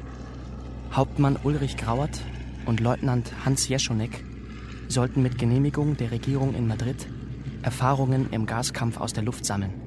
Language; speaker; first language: German; native; German